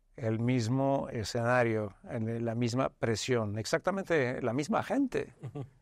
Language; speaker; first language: Spanish; non-native, fluent; Arabic